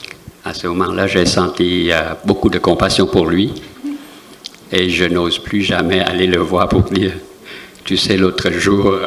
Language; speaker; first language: French; non-native, fluent; Vietnamese